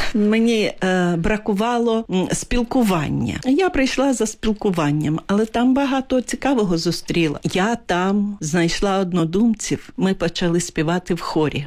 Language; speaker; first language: Ukrainian; non-native, local second language; Russian